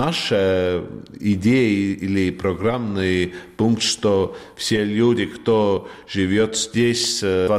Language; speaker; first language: Russian; non-native, learner; Estonian